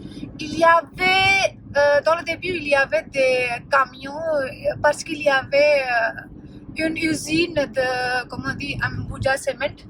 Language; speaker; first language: French; non-native, fluent; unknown